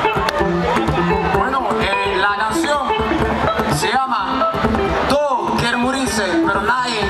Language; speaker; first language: Spanish; non-native, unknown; Swedish